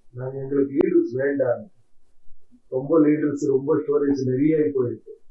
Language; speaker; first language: Tamil; non-native, learner; Kannada